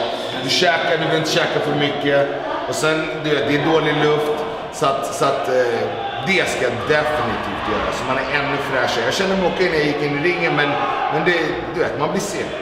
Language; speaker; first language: Swedish; native; Swedish